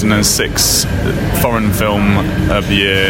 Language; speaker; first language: English; native; English